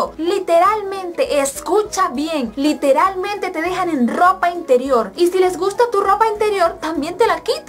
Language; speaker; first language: Spanish; native; Spanish